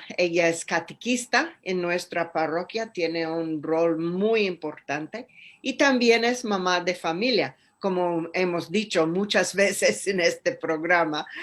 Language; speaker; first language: Spanish; non-native, fluent; English